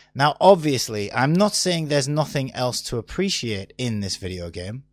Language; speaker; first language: English; native; English